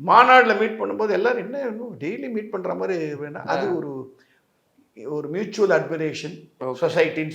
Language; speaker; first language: Tamil; native; Tamil